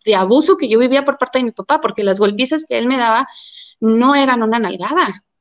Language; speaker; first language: Spanish; early bilingual, heritage; Spanish